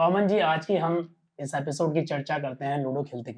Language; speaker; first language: Hindi; native; Hindi